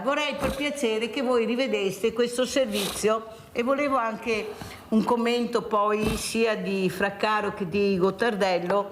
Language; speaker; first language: Italian; native; Italian